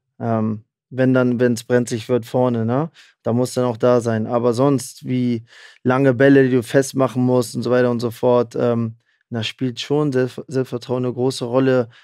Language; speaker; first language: German; native; German